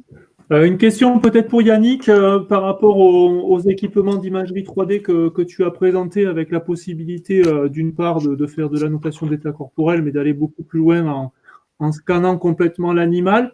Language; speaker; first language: French; native; French